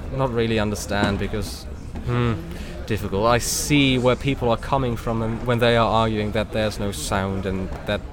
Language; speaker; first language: English; non-native, fluent; German